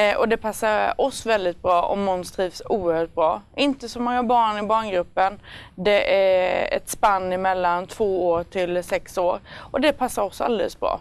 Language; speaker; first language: Swedish; native; Swedish